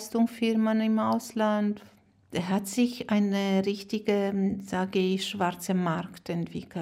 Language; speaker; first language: German; non-native, fluent; Romanian